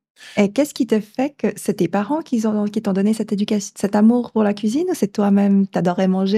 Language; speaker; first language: French; native; French